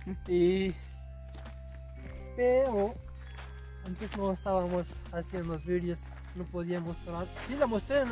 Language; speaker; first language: Spanish; non-native, learner; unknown